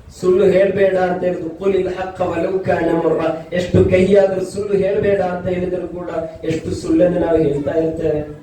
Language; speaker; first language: Kannada; non-native, local second language; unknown